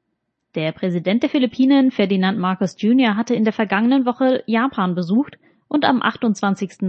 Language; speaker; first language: German; native; German